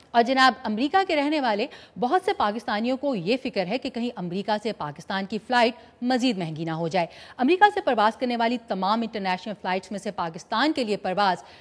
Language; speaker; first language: Urdu; native; Urdu